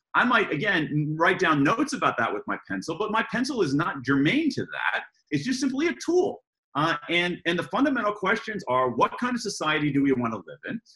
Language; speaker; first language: English; native; English